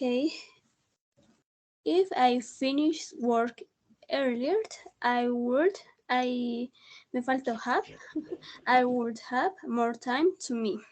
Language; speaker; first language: English; non-native, learner; Spanish